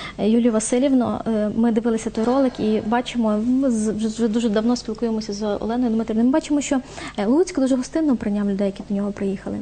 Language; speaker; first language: Ukrainian; native; Ukrainian